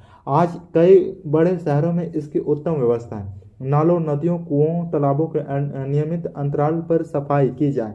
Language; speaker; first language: Hindi; native; Hindi